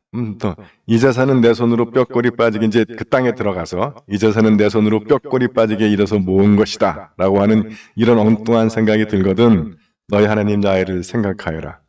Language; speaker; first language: Korean; native; Korean